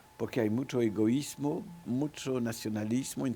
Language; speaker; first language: Spanish; non-native, local second language; French